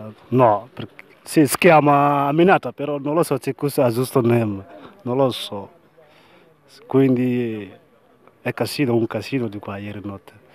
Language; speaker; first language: Italian; non-native, learner; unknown